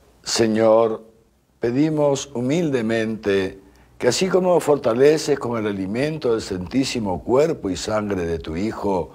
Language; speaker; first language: Spanish; native; Spanish